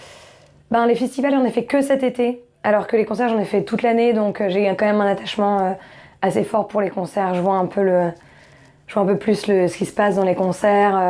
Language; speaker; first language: French; native; French